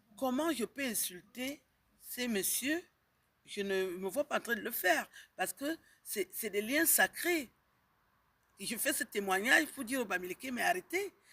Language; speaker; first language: French; native; French